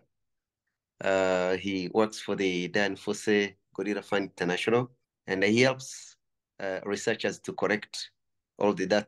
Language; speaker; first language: English; non-native, local second language; Kinyarwanda